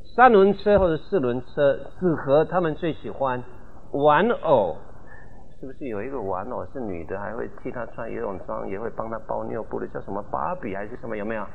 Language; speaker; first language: Chinese; non-native, local second language; Min Nan Chinese